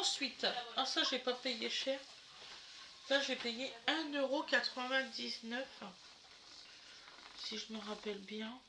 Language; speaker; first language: French; native; French